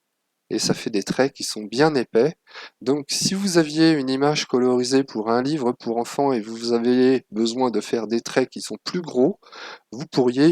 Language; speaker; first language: French; native; French